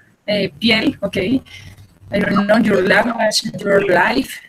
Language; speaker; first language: English; non-native, learner; Spanish